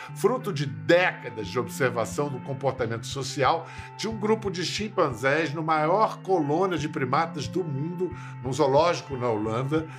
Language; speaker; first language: Portuguese; native; Portuguese